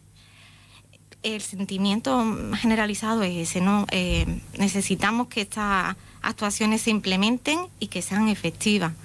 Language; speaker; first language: Spanish; native; Spanish